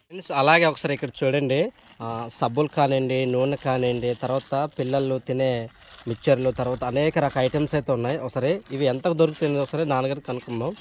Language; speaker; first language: Telugu; native; Telugu